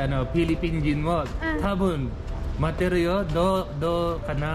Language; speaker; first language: Japanese; non-native, learner; Filipino